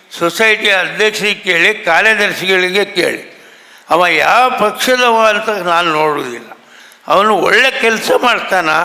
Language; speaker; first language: Kannada; non-native, local second language; Tulu